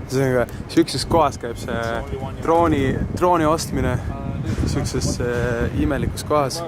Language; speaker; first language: Estonian; native; Estonian